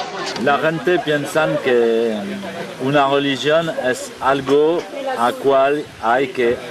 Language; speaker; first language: Spanish; non-native, fluent; French